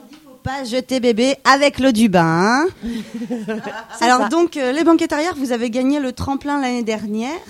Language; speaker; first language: French; native; French